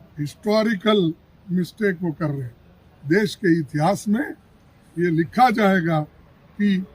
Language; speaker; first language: Hindi; non-native, local second language; Kannada